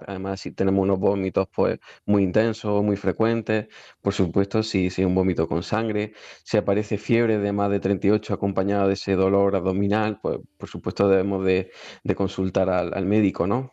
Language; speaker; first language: Spanish; native; Spanish